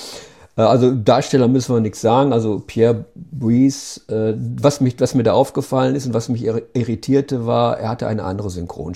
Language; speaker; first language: German; native; German